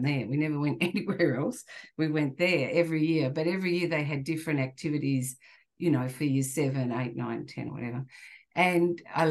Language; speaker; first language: English; native; English